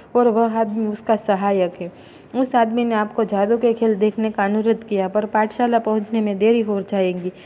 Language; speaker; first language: Hindi; non-native, local second language; Gujarati